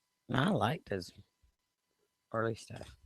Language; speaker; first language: English; native; English